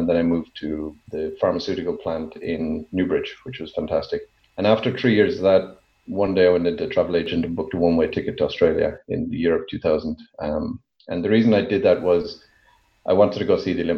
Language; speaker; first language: English; native; English